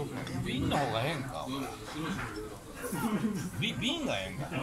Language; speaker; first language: Japanese; native; Japanese